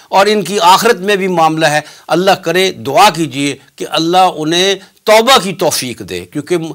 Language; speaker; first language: Hindi; native; Hindi